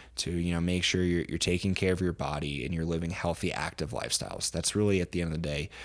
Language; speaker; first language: English; native; English